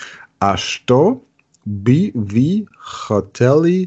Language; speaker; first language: Russian; non-native, learner; German